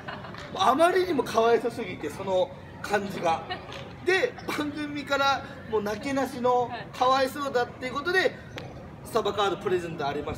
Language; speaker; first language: Japanese; native; Japanese